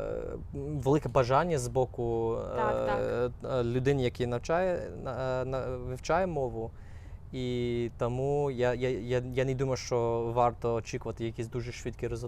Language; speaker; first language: Ukrainian; non-native, fluent; English